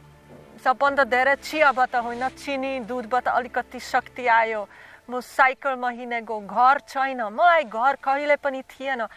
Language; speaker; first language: Nepali; non-native, learner; Slovak